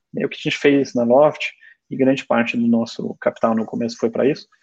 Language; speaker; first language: Portuguese; early bilingual, other home language; German